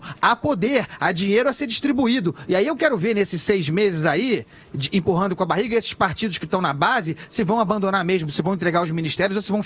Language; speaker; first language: Portuguese; native; Portuguese